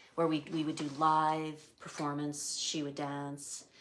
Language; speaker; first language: English; native; English